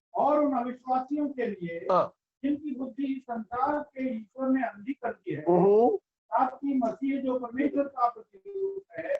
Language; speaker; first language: Hindi; non-native, local second language; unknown